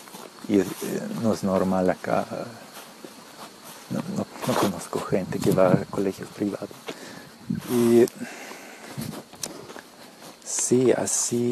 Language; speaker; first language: Spanish; early bilingual, heritage; Spanish